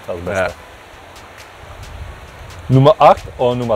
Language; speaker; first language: German; non-native, fluent; Czech